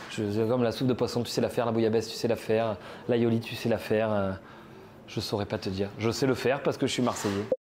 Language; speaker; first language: French; native; French